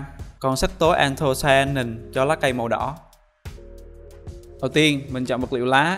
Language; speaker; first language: Vietnamese; native; Vietnamese